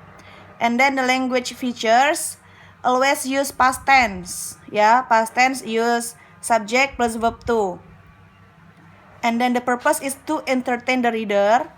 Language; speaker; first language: English; non-native, learner; Indonesian